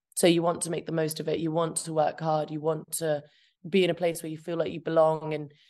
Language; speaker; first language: English; early bilingual, other home language; Albanian